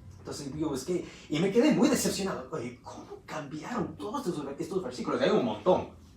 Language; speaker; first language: Spanish; early bilingual, heritage; Spanish